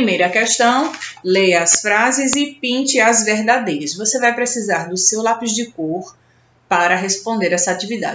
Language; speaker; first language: Portuguese; native; Portuguese